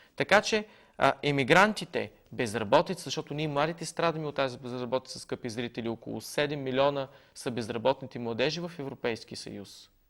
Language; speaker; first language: Bulgarian; native; Bulgarian